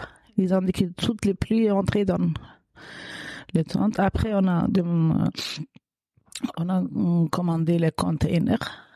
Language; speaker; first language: French; non-native, learner; Kurdish